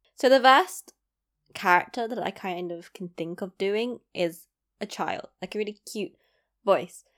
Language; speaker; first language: English; native; English